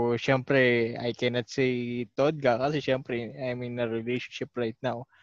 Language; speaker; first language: English; non-native, local second language; Filipino